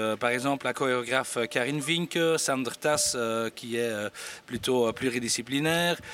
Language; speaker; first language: French; native; French